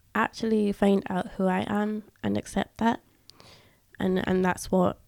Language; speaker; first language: English; early bilingual, other home language; Yoruba